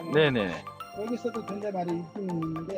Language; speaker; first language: Korean; non-native, learner; Mongolian